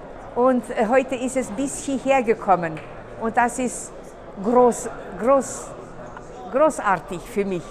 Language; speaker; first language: German; non-native, fluent; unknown